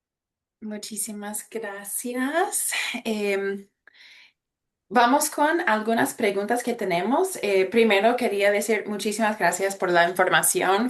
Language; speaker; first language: Spanish; early bilingual, heritage; Spanish